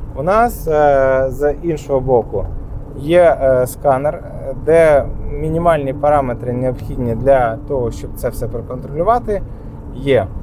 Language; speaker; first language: Ukrainian; non-native, local second language; Russian